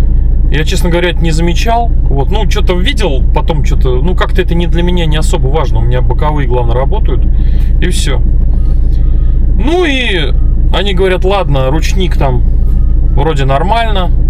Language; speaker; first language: Russian; native; Russian